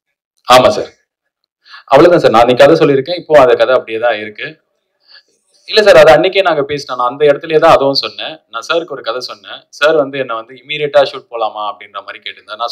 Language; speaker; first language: Tamil; native; Tamil